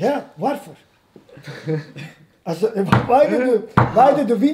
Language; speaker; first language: Swedish; non-native, fluent; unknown